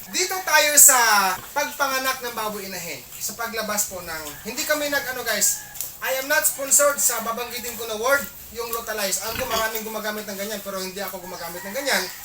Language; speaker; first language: Filipino; non-native, local second language; Cebuano